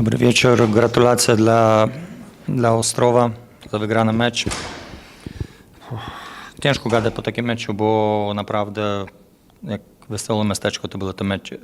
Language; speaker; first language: Polish; non-native, fluent; Lithuanian